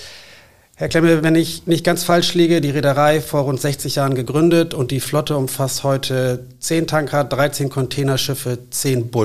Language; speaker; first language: German; native; German